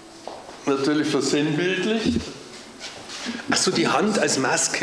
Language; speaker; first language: German; native; German